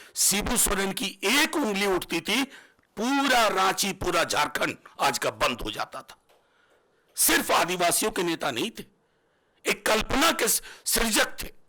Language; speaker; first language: Hindi; native; Hindi